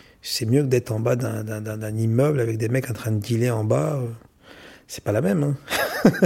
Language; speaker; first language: French; native; French